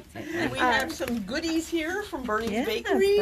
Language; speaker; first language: English; native; English